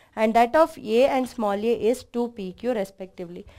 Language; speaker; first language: English; non-native, local second language; Kannada